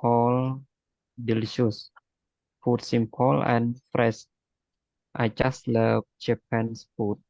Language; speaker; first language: English; non-native, learner; Khmer